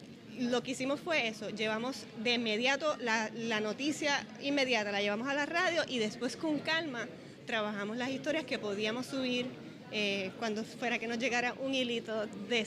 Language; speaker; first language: Spanish; native; Spanish